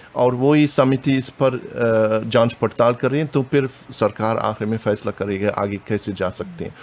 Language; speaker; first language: Hindi; non-native, fluent; German